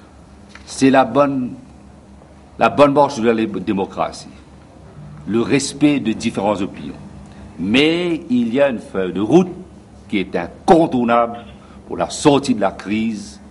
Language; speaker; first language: French; non-native, local second language; Morisyen